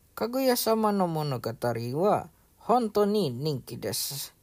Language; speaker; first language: Japanese; non-native, learner; Indonesian